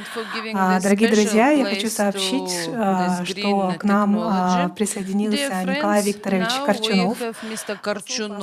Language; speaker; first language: Russian; native; Russian